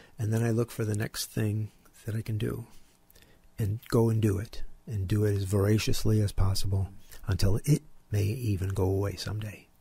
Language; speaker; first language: English; native; English